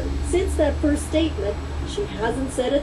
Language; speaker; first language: English; native; English